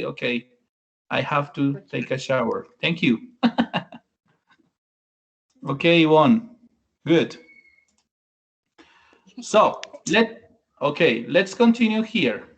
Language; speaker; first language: English; non-native, learner; Spanish